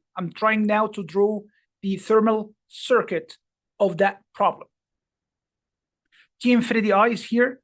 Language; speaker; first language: English; non-native, fluent; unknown